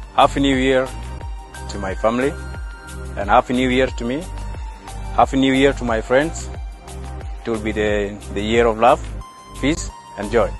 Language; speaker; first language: English; non-native, fluent; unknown